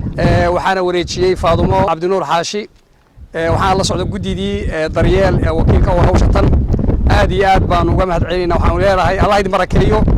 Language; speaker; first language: Somali; native; Somali